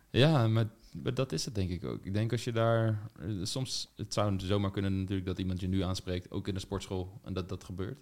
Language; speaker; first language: Dutch; native; Dutch